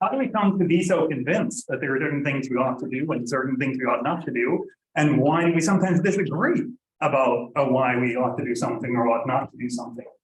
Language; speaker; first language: English; non-native, fluent; Norwegian